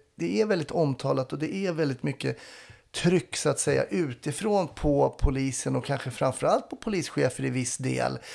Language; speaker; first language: Swedish; native; Swedish